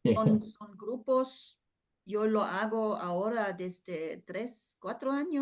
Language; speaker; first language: Spanish; non-native, fluent; German